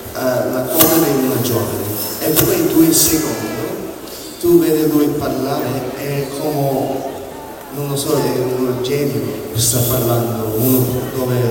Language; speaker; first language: Italian; non-native, learner; English